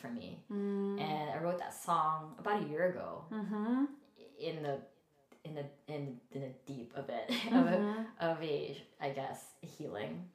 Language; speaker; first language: English; non-native, local second language; Filipino